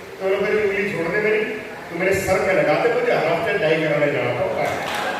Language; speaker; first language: Hindi; non-native, local second language; Punjabi